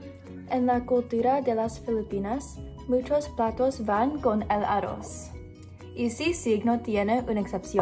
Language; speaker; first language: Spanish; non-native, learner; English